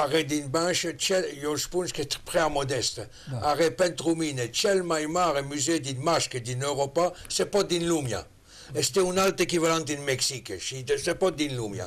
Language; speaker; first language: Romanian; non-native, learner; French